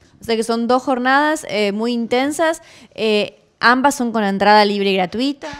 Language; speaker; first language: Spanish; native; Spanish